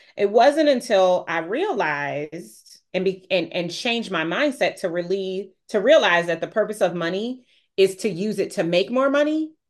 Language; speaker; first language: English; native; English